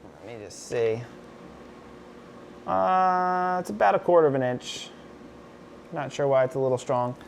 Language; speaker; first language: English; native; English